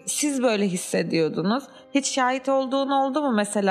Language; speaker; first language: Turkish; native; Turkish